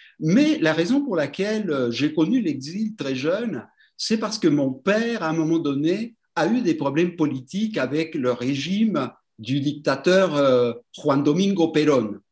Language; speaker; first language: French; non-native, fluent; Spanish